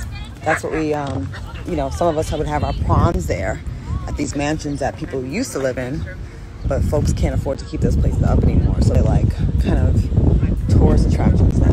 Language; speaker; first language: English; native; English